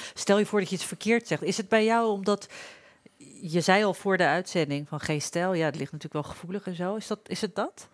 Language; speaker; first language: Dutch; early bilingual, other home language; Turkish